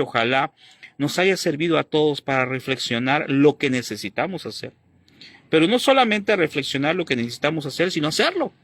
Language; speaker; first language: Spanish; native; Spanish